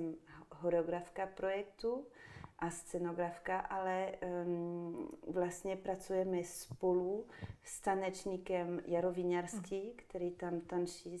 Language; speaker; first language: Czech; non-native, fluent; French